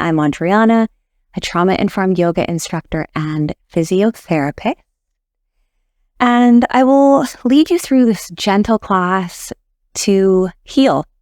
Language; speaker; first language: English; native; English